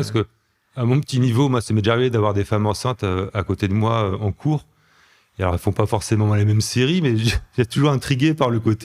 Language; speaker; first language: French; native; French